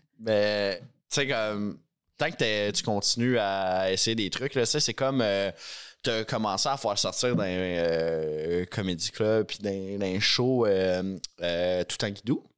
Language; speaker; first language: French; native; French